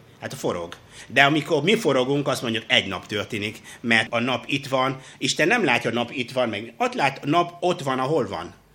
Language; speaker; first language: Hungarian; non-native, fluent; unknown